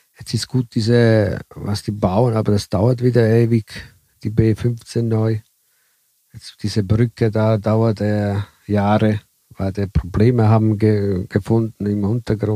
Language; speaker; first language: German; early bilingual, heritage; Italian